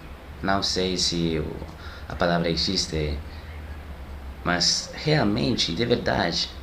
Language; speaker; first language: Portuguese; non-native, learner; French